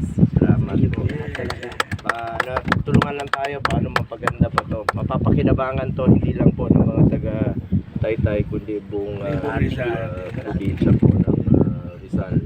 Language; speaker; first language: Filipino; native; Filipino